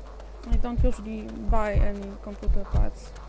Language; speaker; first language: English; non-native, fluent; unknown